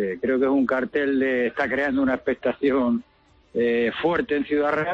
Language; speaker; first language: Spanish; native; Spanish